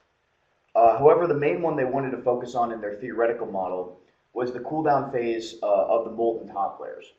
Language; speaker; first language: English; native; English